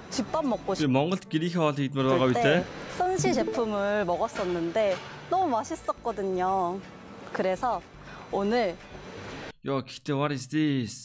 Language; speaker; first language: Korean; non-native, fluent; Mongolian